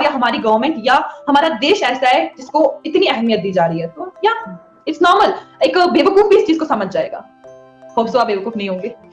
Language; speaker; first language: Hindi; non-native, local second language; Kashmiri